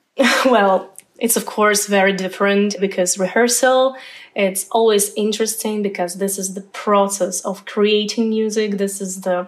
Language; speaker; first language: English; non-native, fluent; Ukrainian